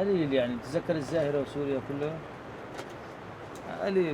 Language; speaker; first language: Arabic; native; Arabic